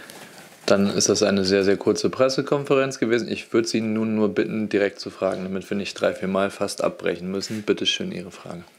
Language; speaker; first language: German; native; German